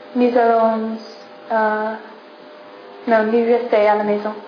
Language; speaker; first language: French; non-native, learner; English